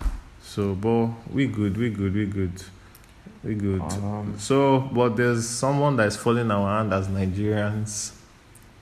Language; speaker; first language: English; non-native, local second language; Yoruba